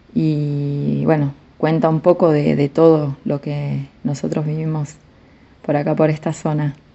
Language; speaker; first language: Spanish; native; Spanish